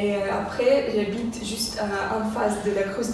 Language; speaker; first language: French; non-native, fluent; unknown